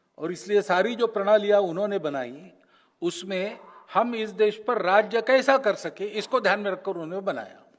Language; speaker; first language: Hindi; non-native, local second language; Malayalam